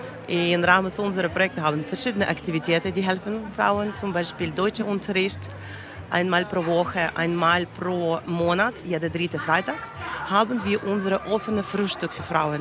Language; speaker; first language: German; non-native, learner; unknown